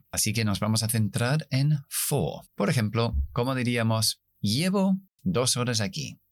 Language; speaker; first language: Spanish; non-native, fluent; English